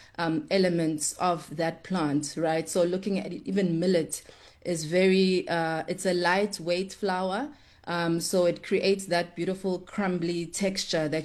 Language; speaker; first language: English; non-native, local second language; Zulu